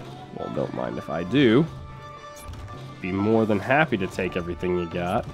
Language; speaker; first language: English; native; English